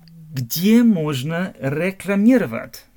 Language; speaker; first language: Russian; non-native, fluent; German